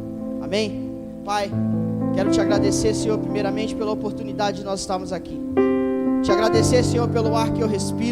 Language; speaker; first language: Portuguese; native; Portuguese